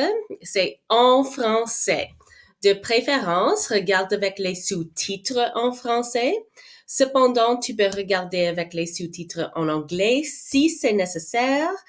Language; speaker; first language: French; non-native, fluent; English